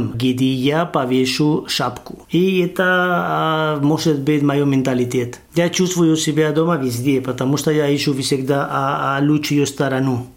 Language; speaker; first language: Russian; non-native, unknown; Spanish